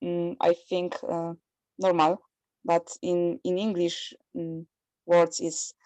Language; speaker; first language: English; non-native, learner; Polish